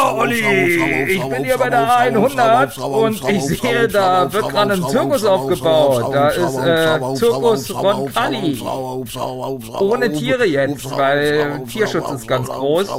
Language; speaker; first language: German; native; German